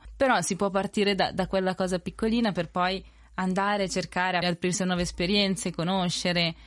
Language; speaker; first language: Italian; early bilingual, other home language; Spanish